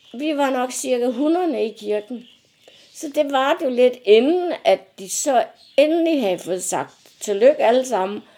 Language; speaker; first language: Danish; native; Danish